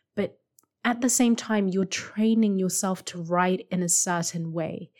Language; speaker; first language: English; non-native, local second language; Shona